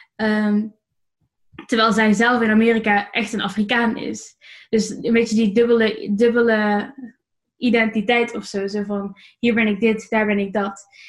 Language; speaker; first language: Dutch; native; Dutch